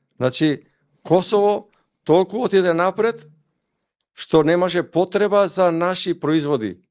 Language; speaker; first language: Macedonian; non-native, local second language; Albanian